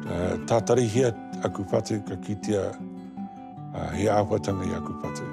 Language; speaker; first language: Māori; non-native, local second language; English